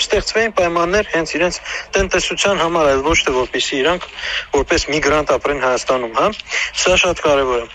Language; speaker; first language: Armenian; native; Armenian